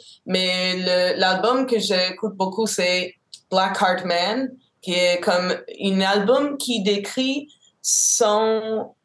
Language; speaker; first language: French; non-native, local second language; English